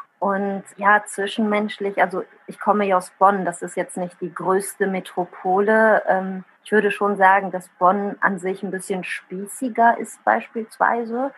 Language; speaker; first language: German; early bilingual, other home language; Italian